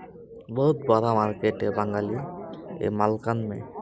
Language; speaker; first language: Hindi; non-native, learner; Bangla